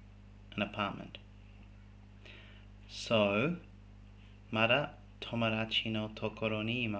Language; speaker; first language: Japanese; non-native, fluent; English